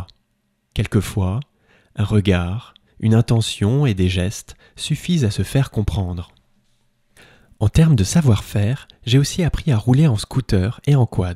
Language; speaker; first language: French; native; French